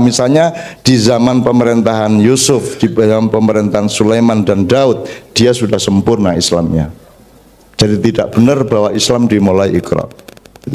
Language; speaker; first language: Indonesian; non-native, local second language; Javanese